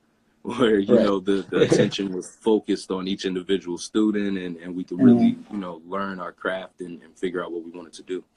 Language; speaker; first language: English; native; English